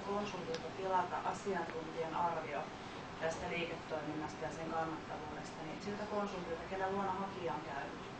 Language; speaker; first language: Finnish; native; Finnish